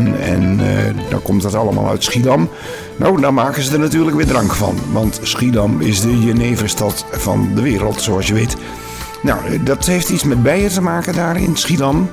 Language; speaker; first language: Dutch; native; Dutch